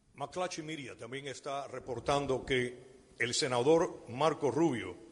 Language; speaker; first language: Spanish; early bilingual, heritage; Spanish